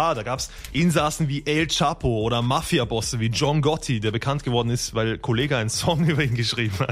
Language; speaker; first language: German; native; German